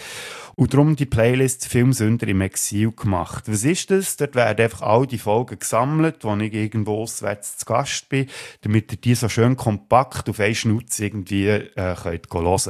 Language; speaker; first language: German; native; German